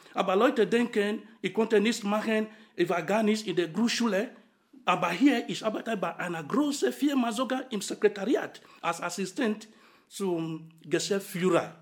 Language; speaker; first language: German; non-native, fluent; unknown